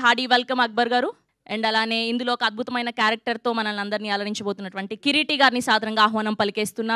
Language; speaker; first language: Telugu; native; Telugu